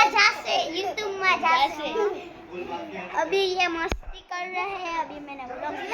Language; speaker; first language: Hindi; native; Hindi